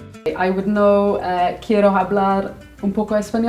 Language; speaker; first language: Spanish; non-native, learner; English